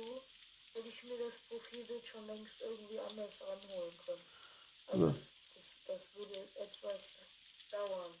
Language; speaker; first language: German; native; German